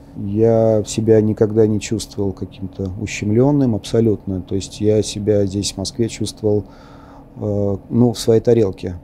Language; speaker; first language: Russian; non-native, local second language; Armenian